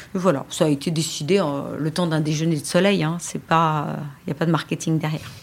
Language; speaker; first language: French; native; French